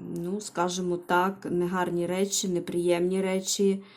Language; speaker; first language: Ukrainian; native; Ukrainian